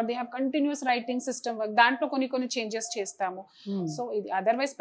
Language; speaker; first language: Telugu; non-native, learner; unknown